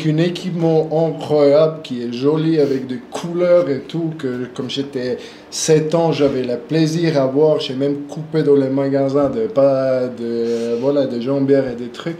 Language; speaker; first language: French; non-native, local second language; German